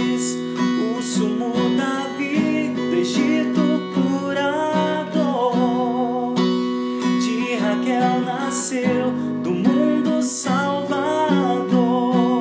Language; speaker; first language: Portuguese; native; Portuguese